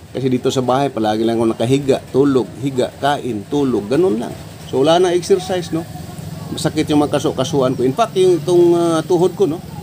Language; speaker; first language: Filipino; non-native, local second language; Cebuano